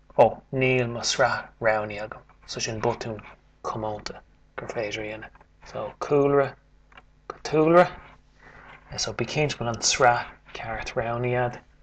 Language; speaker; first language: Irish; native; Irish